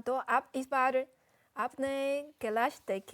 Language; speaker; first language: Hindi; non-native, fluent; Chinese